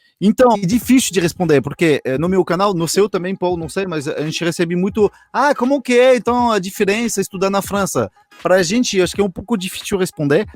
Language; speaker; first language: Portuguese; non-native, fluent; French